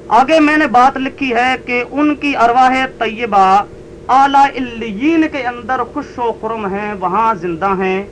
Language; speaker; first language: Urdu; native; Urdu